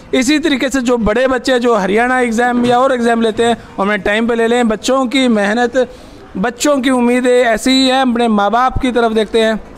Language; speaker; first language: Hindi; native; Hindi